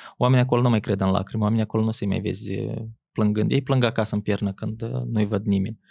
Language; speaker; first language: Romanian; native; Romanian